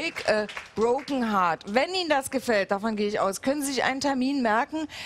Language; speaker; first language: German; native; German